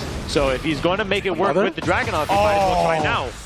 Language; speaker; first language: English; native; English